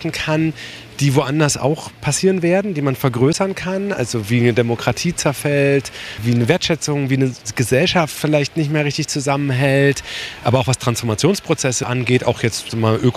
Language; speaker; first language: German; native; German